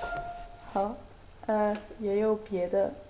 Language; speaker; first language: Chinese; non-native, fluent; Dutch